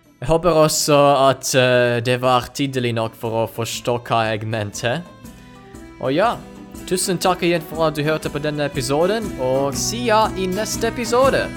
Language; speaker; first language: Norwegian; non-native, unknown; Ukrainian